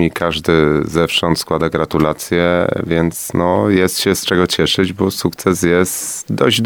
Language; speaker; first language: Polish; native; Polish